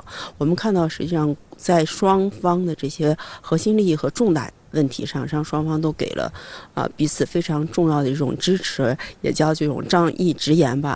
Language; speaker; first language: Chinese; native; Chinese